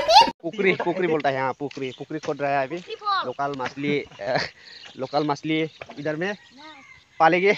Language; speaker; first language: Hindi; non-native, local second language; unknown